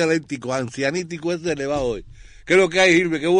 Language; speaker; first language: Spanish; native; Spanish